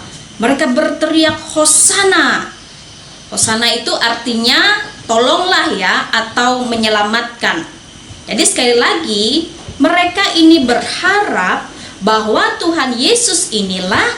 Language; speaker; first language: Indonesian; native; Indonesian